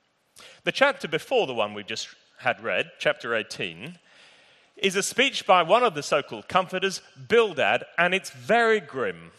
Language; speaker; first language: English; native; English